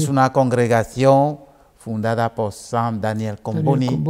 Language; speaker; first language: Spanish; non-native, fluent; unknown